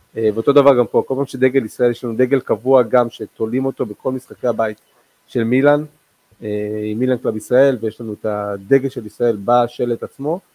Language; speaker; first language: Hebrew; non-native, local second language; Arabic